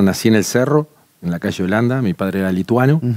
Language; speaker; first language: Spanish; native; Spanish